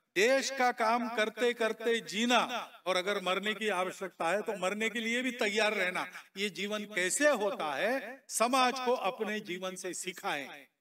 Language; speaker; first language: Hindi; non-native, local second language; Marathi